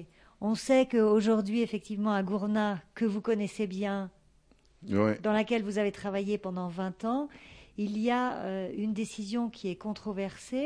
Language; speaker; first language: French; native; French